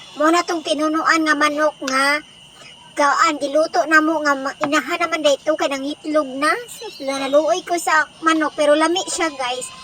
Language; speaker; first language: Cebuano; native; Cebuano